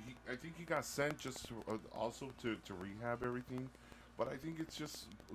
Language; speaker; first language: English; early bilingual, other home language; Spanish